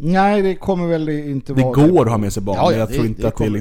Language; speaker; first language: Swedish; native; Swedish